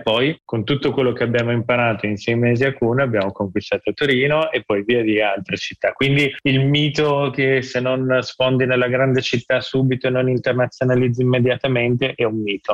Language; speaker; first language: Italian; native; Italian